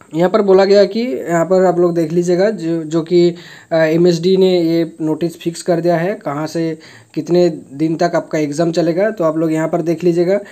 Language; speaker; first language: Hindi; non-native, local second language; Bangla